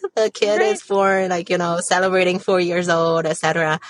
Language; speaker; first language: English; non-native, fluent; Chinese